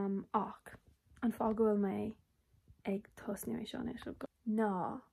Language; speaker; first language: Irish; non-native, local second language; English